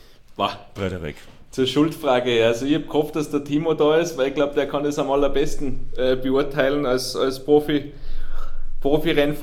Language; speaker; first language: German; native; German